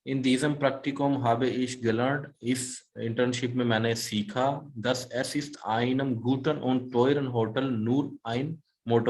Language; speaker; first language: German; non-native, fluent; Urdu